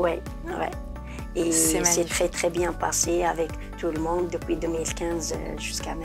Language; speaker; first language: French; non-native, learner; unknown